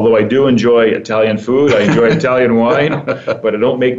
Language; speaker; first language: English; native; English